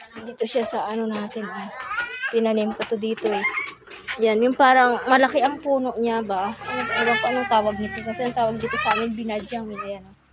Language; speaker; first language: Filipino; non-native, local second language; Hiligaynon